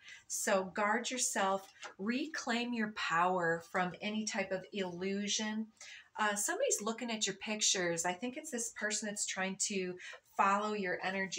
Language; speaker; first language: English; native; English